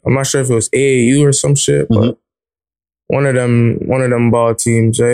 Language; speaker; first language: English; native; English